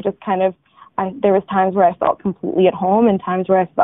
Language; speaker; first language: English; early bilingual, other home language; Bangla